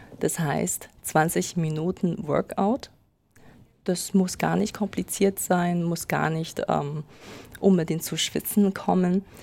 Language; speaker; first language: German; non-native, fluent; Chinese